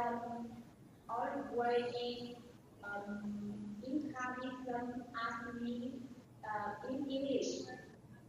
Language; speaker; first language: English; non-native, learner; Vietnamese